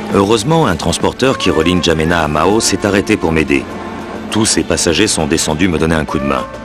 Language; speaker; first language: French; native; French